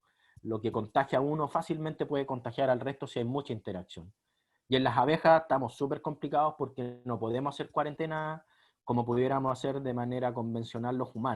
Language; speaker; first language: Spanish; native; Spanish